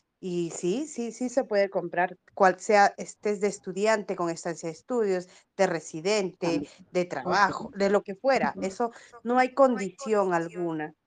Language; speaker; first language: Spanish; native; Spanish